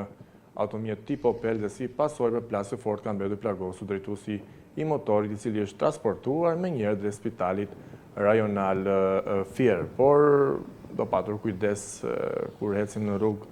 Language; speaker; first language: Albanian; native; Albanian